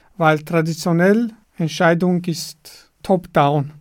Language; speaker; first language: German; non-native, fluent; Armenian